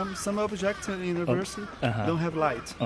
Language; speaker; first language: English; non-native, learner; Portuguese